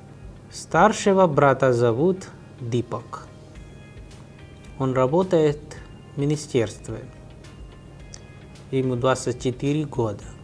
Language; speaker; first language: Russian; non-native, fluent; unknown